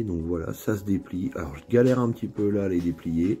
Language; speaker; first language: French; native; French